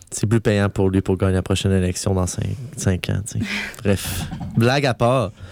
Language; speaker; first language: French; native; French